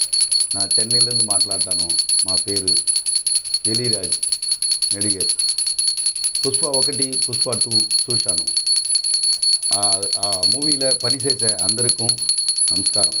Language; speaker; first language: Telugu; non-native, local second language; Tamil